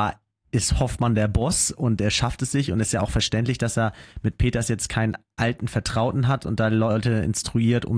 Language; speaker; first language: German; native; German